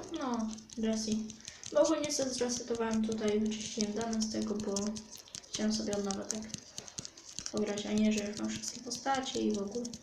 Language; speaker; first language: Polish; native; Polish